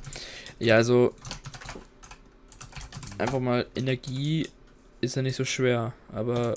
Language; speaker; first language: German; native; German